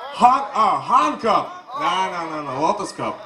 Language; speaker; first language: English; non-native, learner; Russian